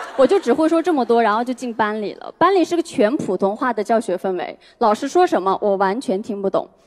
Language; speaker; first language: Chinese; non-native, local second language; Uyghur